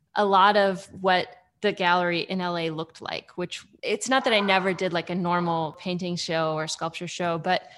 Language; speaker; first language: English; native; English